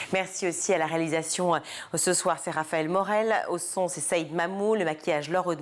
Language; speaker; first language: French; native; French